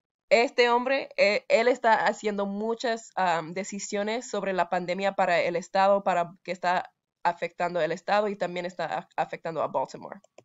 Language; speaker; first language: Spanish; non-native, fluent; English